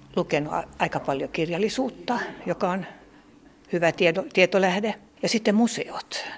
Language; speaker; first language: Finnish; non-native, local second language; Swedish